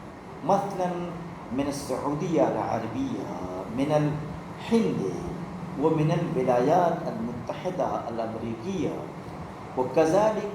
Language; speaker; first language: Arabic; non-native, fluent; Urdu